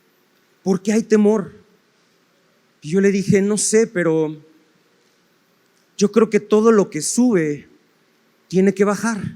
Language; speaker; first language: Spanish; native; Spanish